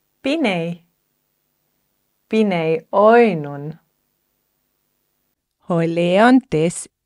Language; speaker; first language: Greek; non-native, fluent; English